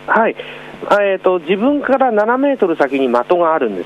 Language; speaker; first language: Japanese; native; Japanese